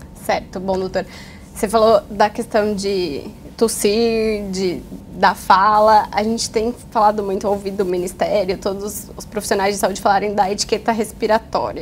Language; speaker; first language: Portuguese; native; Portuguese